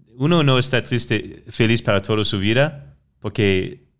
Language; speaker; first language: Spanish; non-native, fluent; French